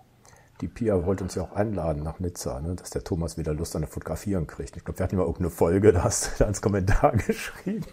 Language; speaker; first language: German; native; German